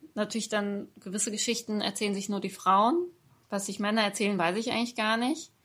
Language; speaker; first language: German; early bilingual, other home language; Persian